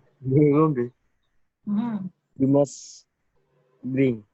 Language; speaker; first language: English; non-native, learner; Indonesian